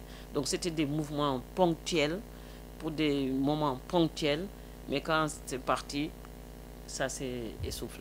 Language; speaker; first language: French; non-native, local second language; Wolof